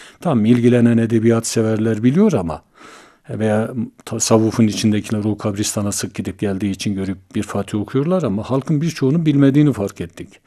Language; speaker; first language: Turkish; native; Turkish